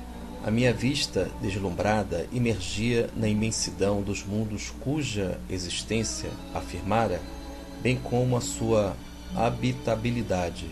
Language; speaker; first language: Portuguese; native; Portuguese